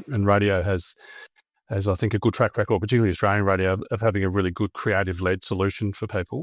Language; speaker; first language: English; native; English